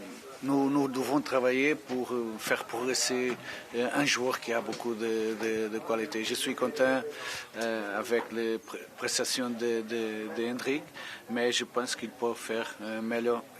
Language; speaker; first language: French; non-native, fluent; Portuguese